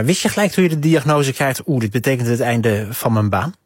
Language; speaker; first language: Dutch; native; Dutch